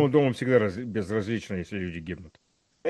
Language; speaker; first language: Russian; early bilingual, heritage; Russian